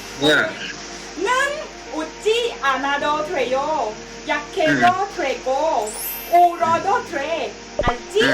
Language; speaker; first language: Korean; non-native, learner; Thai